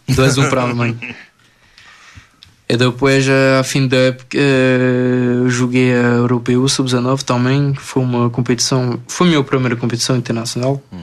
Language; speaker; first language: Portuguese; non-native, fluent; French